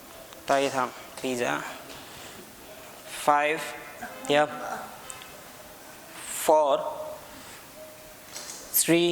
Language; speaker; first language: Vietnamese; non-native, learner; Hindi